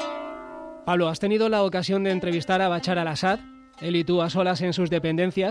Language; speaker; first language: Spanish; native; Spanish